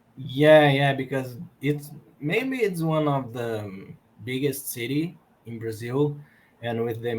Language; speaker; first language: English; non-native, learner; Portuguese